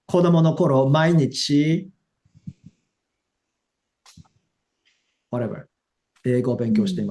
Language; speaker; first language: Japanese; non-native, fluent; English